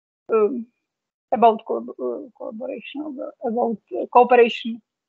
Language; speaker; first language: English; non-native, learner; Czech